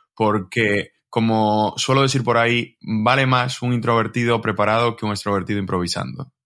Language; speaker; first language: Spanish; native; Spanish